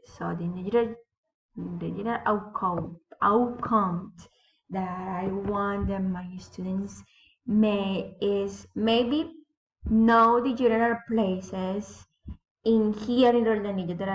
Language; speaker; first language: English; non-native, learner; Spanish